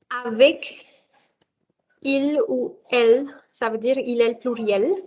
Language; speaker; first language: French; non-native, fluent; Hindi